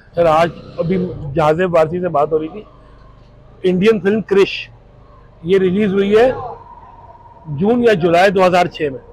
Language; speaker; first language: Urdu; native; Urdu